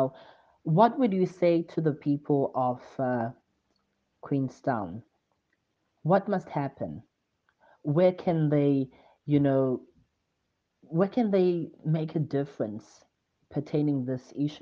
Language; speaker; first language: English; non-native, local second language; Xhosa